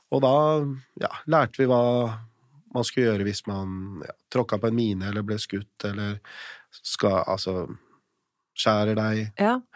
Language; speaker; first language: Norwegian; early bilingual, other home language; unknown